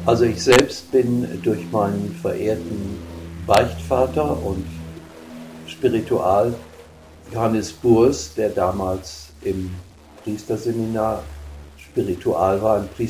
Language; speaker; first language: German; native; German